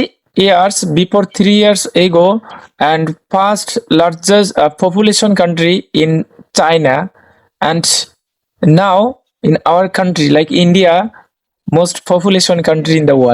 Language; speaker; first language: English; non-native, learner; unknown